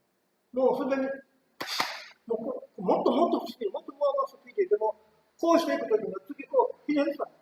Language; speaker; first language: Japanese; native; Japanese